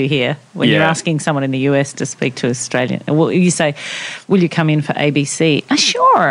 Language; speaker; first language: English; non-native, local second language; Italian